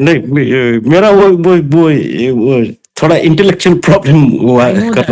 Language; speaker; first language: Hindi; non-native, local second language; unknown